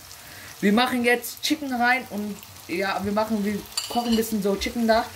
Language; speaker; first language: German; early bilingual, other home language; Urdu